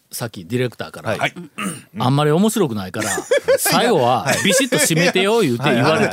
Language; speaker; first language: Japanese; native; Japanese